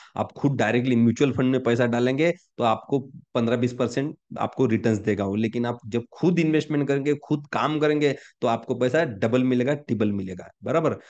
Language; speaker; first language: Hindi; non-native, local second language; Marathi